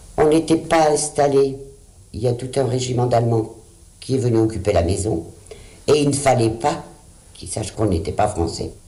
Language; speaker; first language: French; early bilingual, other home language; Spanish